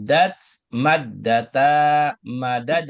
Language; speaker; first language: Arabic; non-native, fluent; Indonesian